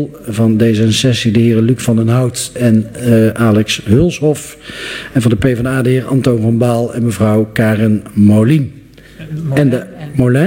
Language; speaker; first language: Dutch; native; Dutch